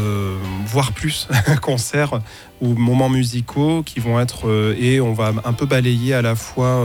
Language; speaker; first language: French; native; French